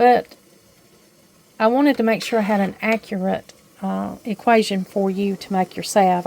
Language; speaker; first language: English; native; English